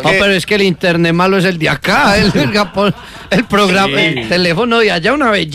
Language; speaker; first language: Spanish; native; Spanish